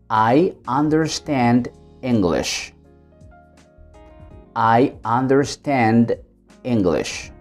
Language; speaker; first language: English; non-native, fluent; Spanish